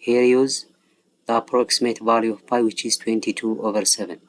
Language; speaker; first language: English; non-native, local second language; Amharic